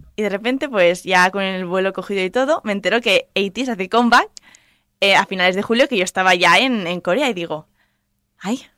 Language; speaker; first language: Spanish; non-native, local second language; Catalan